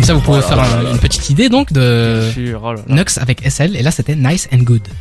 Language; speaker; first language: French; native; French